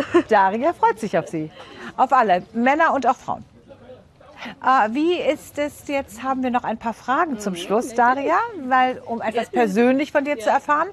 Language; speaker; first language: German; native; German